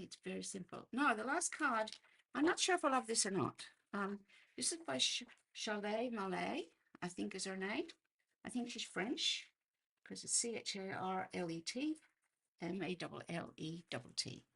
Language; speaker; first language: English; native; English